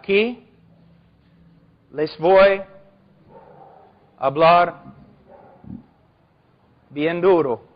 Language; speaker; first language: Spanish; non-native, fluent; English